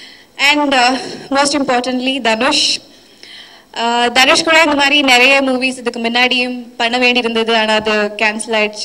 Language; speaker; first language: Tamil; non-native, fluent; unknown